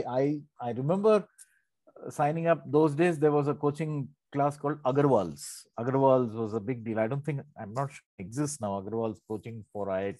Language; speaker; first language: English; non-native, local second language; Tamil